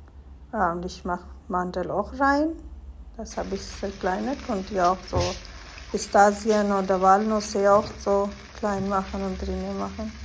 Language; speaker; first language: German; non-native, learner; Hindi